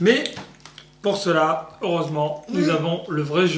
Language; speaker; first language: French; native; French